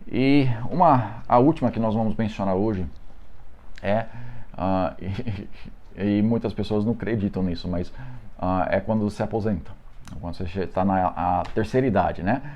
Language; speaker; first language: Portuguese; non-native, fluent; English